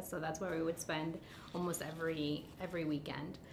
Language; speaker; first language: English; early bilingual, other home language; Spanish